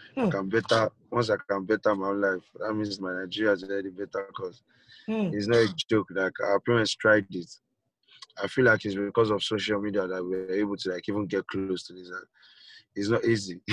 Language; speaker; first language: English; non-native, local second language; Yoruba